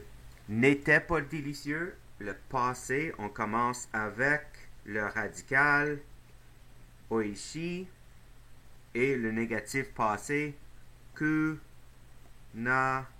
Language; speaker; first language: French; non-native, fluent; English